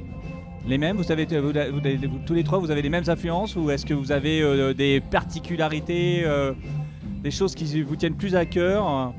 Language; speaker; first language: French; native; French